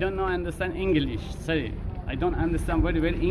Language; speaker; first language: English; non-native, learner; Persian